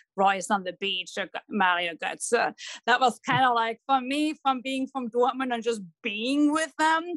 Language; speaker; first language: English; non-native, fluent; German